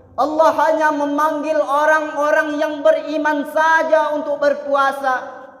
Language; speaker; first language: Malay; non-native, local second language; Minangkabau